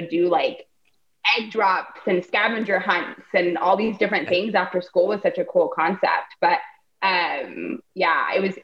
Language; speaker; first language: English; native; English